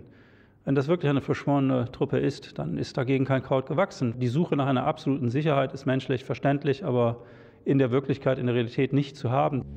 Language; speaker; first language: German; native; German